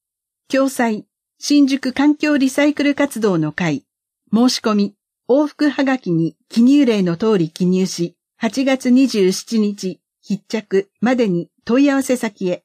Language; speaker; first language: Japanese; native; Japanese